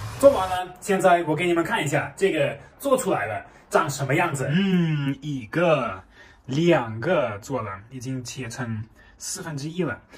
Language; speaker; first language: Chinese; non-native, fluent; German